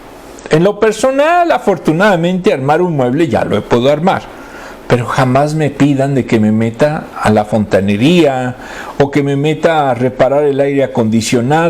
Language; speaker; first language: Spanish; native; Spanish